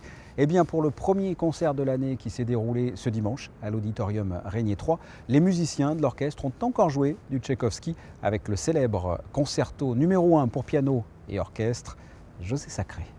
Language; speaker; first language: French; native; French